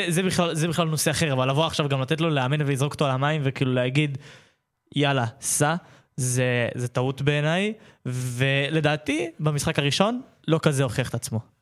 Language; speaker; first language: Hebrew; native; Hebrew